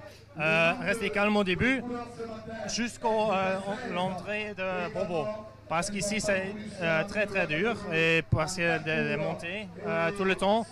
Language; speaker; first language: French; non-native, learner; Dutch